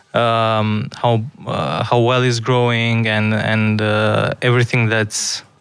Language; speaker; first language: English; non-native, fluent; Romanian